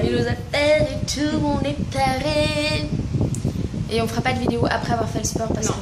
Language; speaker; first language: French; native; French